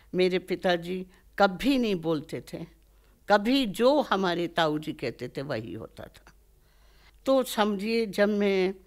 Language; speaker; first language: Hindi; native; Hindi